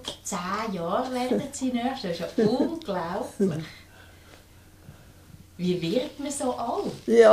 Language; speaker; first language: German; native; German